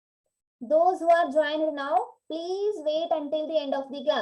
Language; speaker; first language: English; non-native, local second language; Kannada